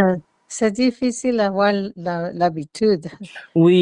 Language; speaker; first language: French; non-native, learner; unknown